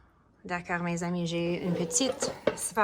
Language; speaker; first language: French; non-native, learner; English